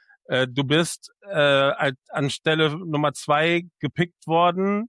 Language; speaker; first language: German; native; German